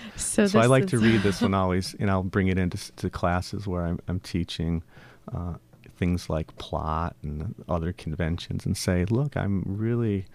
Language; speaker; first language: English; native; English